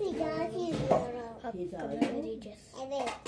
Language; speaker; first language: Turkish; early bilingual, other home language; Persian